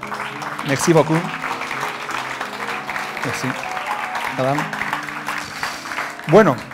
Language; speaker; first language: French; non-native, learner; Spanish